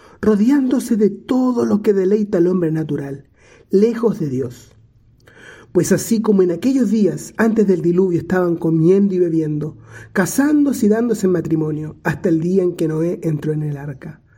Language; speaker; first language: Spanish; native; Spanish